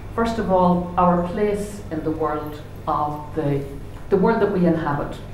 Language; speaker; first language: English; native; English